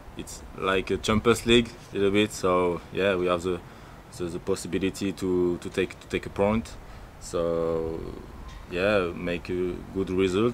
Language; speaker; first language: English; non-native, learner; French